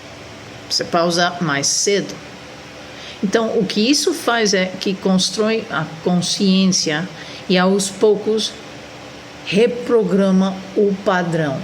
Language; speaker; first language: Portuguese; non-native, fluent; Spanish